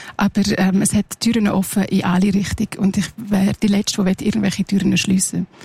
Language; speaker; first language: German; non-native, local second language; Romansh